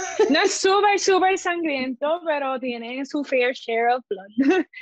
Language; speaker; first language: Spanish; native; Spanish